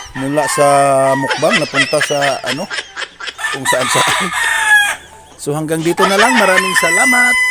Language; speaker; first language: Filipino; non-native, local second language; Cebuano